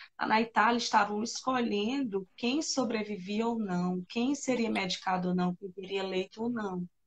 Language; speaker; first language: Portuguese; native; Portuguese